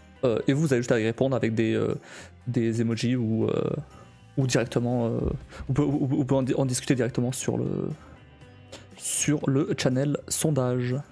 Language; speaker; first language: French; native; French